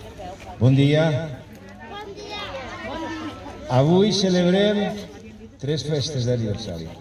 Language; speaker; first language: Catalan; non-native, fluent; Spanish